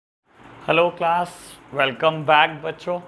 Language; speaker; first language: Hindi; native; Hindi